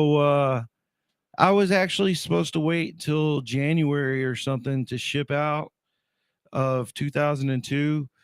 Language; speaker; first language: English; native; English